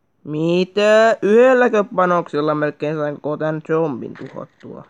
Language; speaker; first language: Finnish; native; Finnish